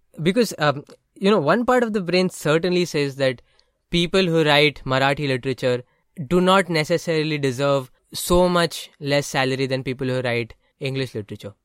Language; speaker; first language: English; non-native, local second language; Marathi